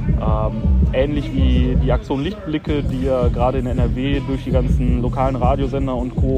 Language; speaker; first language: German; native; German